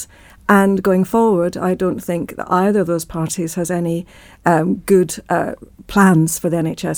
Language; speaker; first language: English; native; English